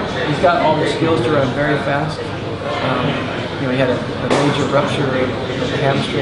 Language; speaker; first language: English; native; English